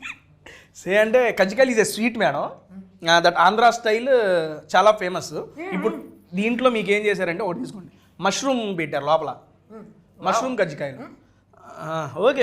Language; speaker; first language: Telugu; native; Telugu